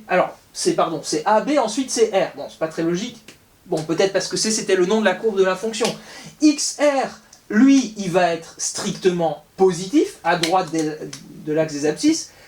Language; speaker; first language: French; native; French